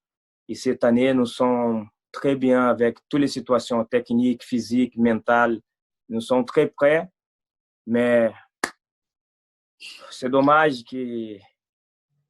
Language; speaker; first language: French; non-native, fluent; Portuguese